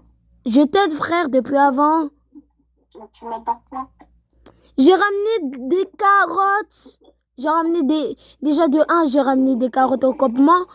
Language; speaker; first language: French; native; French